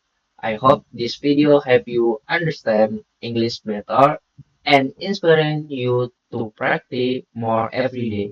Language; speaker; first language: English; non-native, learner; Indonesian